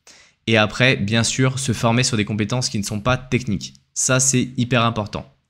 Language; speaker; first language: French; native; French